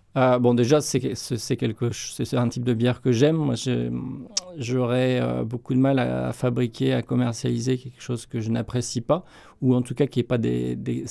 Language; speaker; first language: French; native; French